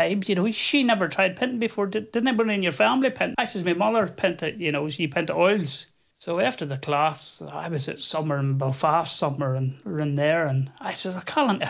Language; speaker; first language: English; native; English